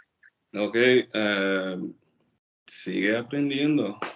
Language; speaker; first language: Spanish; non-native, learner; English